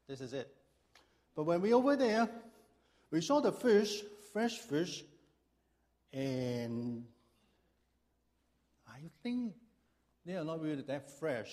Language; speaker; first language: English; non-native, local second language; Cantonese